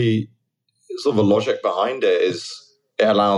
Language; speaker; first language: English; native; English